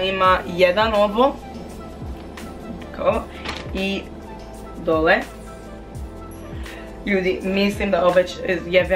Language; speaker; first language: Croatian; non-native, learner; English